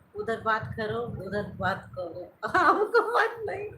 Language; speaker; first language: Hindi; non-native, local second language; Tamil